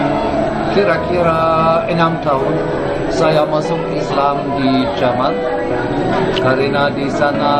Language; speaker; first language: Indonesian; non-native, learner; German